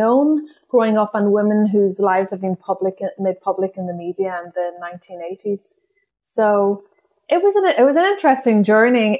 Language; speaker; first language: English; non-native, local second language; Irish